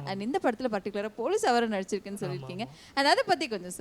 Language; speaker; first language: Tamil; native; Tamil